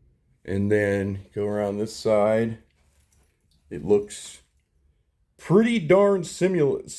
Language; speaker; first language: English; native; English